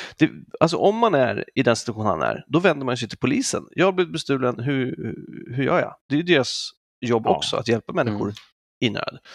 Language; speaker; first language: Swedish; native; Swedish